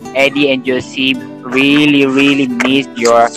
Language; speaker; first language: English; non-native, fluent; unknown